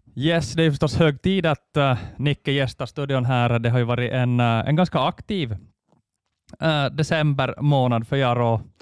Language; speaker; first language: Swedish; native; Swedish